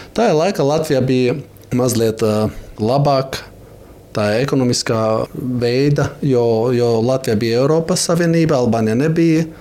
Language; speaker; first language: Latvian; non-native, fluent; Albanian